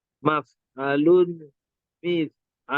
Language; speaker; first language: Arabic; non-native, learner; Indonesian